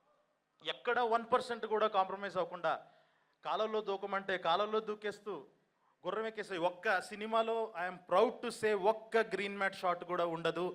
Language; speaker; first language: Telugu; native; Telugu